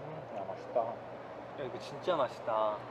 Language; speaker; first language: Korean; native; Korean